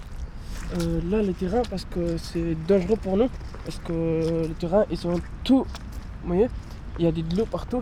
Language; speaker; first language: French; non-native, learner; Pashto